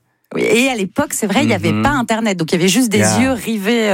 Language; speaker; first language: French; native; French